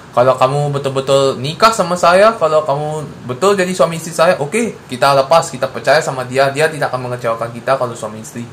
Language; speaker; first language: Indonesian; non-native, local second language; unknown